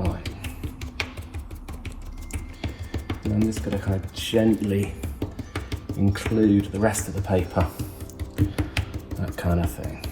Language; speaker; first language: English; native; English